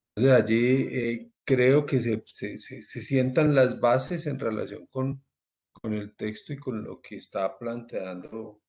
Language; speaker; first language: Spanish; native; Spanish